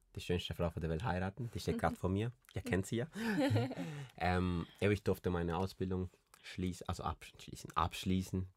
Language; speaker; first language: German; early bilingual, other home language; Spanish